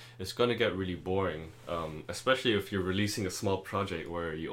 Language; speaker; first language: English; non-native, local second language; German